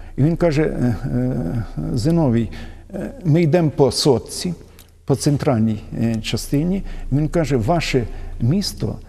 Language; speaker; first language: Ukrainian; native; Ukrainian